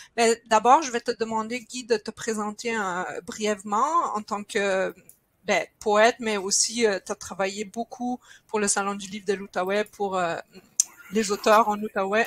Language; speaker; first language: French; non-native, fluent; German